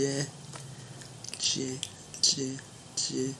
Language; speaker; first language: Slovenian; non-native, learner; English